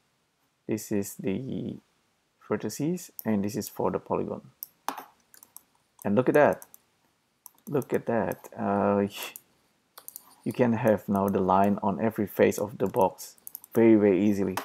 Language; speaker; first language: English; non-native, fluent; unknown